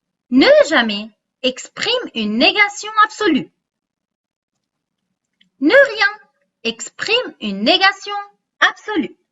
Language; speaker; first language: French; non-native, local second language; Arabic